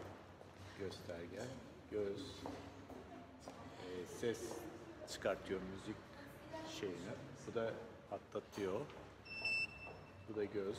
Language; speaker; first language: Turkish; native; Turkish